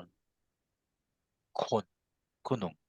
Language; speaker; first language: Indonesian; non-native, learner; Japanese